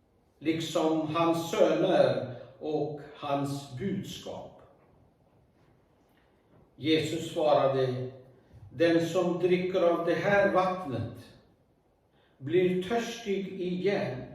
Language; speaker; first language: Swedish; non-native, fluent; Urdu